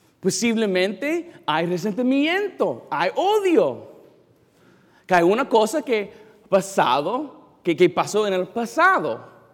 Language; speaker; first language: Spanish; non-native, learner; English